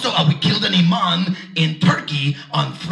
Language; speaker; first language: English; native; English